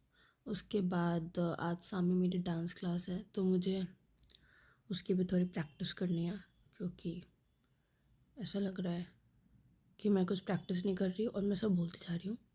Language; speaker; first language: Hindi; native; Hindi